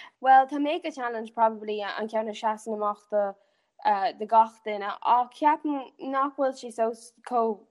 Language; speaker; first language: Irish; non-native, local second language; English